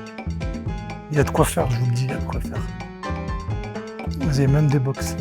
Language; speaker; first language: French; native; French